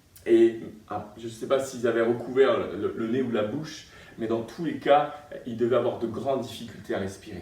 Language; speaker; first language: French; native; French